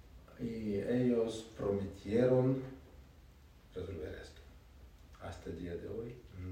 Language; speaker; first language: Spanish; non-native, learner; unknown